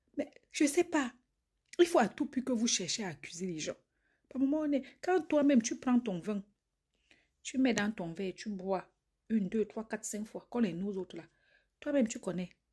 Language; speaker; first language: French; native; French